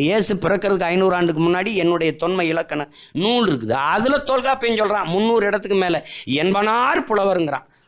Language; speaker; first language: Tamil; native; Tamil